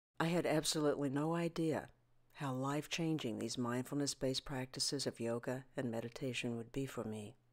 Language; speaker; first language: English; native; English